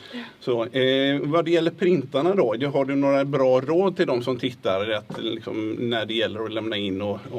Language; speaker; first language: Swedish; native; Swedish